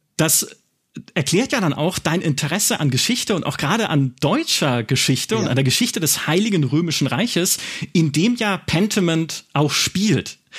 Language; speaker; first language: German; native; German